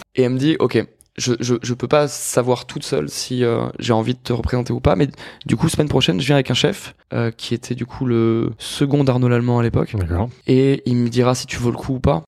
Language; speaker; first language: French; native; French